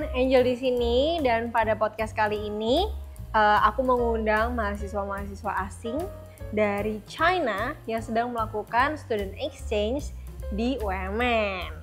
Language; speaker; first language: Indonesian; native; Indonesian